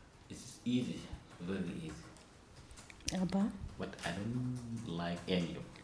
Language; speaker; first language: English; non-native, learner; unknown